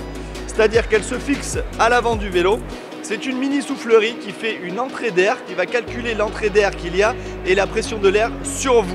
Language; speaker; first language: French; native; French